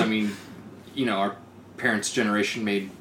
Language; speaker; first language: English; native; English